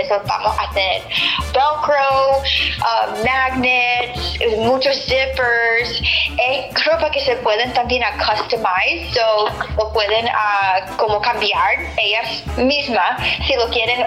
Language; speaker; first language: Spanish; early bilingual, heritage; English